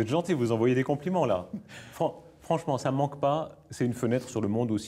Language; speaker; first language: French; native; French